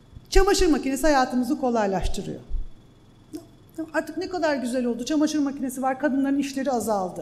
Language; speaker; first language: Turkish; native; Turkish